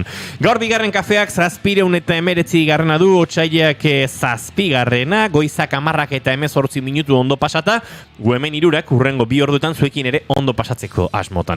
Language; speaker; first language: Basque; native; Basque